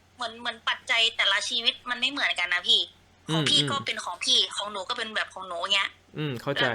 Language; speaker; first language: Thai; native; Thai